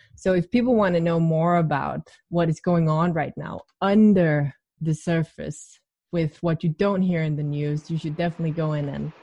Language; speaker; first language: English; non-native, fluent; Danish